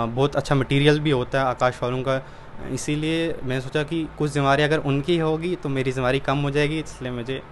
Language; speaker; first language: Hindi; native; Hindi